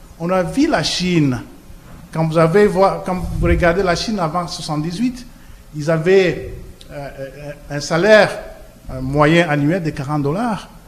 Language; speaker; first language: French; non-native, local second language; Lingala